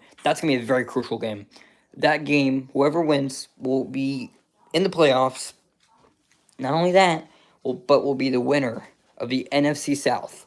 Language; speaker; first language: English; native; English